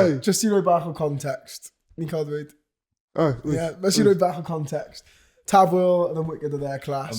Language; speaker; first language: Welsh; native; Welsh